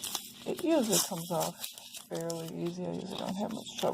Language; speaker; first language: English; native; English